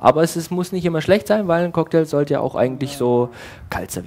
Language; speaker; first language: German; native; German